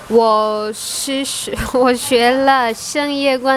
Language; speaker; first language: Chinese; non-native, learner; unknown